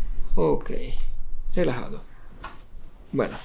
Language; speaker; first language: Spanish; non-native, fluent; Italian